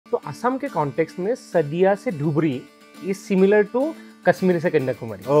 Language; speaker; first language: Hindi; non-native, local second language; Assamese